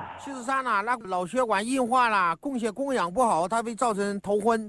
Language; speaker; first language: Chinese; native; Chinese